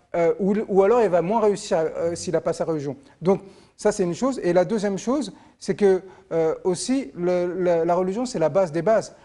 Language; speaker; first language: French; native; French